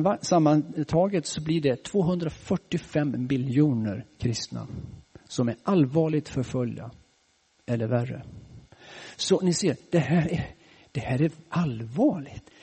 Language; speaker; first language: Swedish; native; Swedish